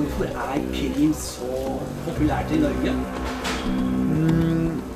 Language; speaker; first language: Norwegian; non-native, fluent; Polish